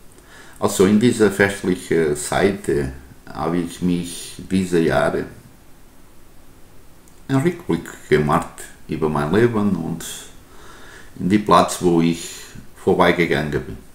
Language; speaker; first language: German; non-native, learner; Portuguese